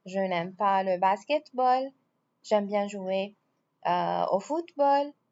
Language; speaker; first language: French; non-native, fluent; Arabic